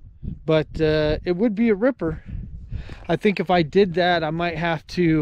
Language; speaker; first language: English; native; English